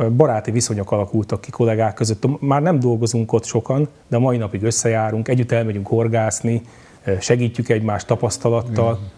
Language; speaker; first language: Hungarian; native; Hungarian